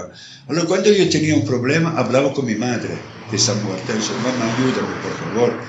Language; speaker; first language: Spanish; non-native, learner; Italian